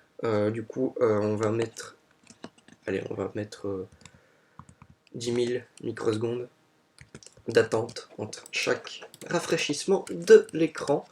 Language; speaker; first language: French; native; French